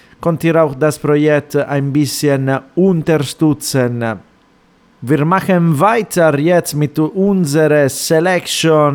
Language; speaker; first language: German; non-native, fluent; Italian